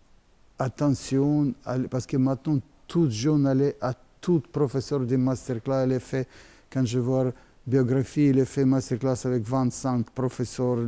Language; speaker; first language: French; non-native, learner; Russian